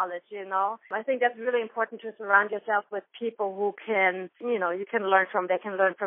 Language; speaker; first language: English; non-native, fluent; German